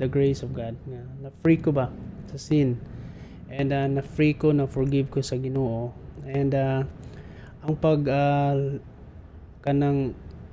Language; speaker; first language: English; non-native, local second language; Cebuano